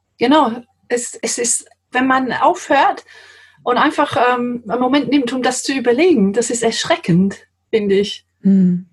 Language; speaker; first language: German; non-native, fluent; English